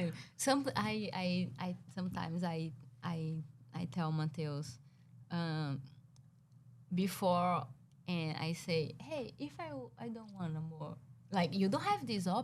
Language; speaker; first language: English; non-native, learner; Portuguese